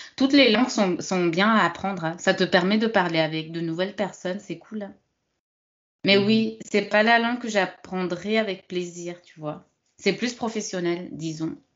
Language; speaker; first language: French; early bilingual, other home language; Spanish